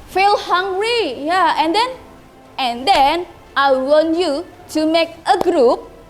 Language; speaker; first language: English; non-native, learner; Indonesian